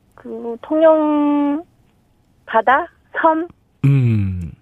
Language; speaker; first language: Korean; native; Korean